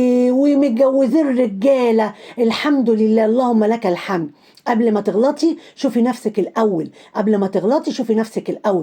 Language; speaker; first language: Arabic; native; Arabic